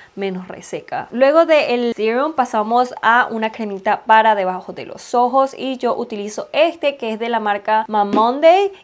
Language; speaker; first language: Spanish; non-native, fluent; Chinese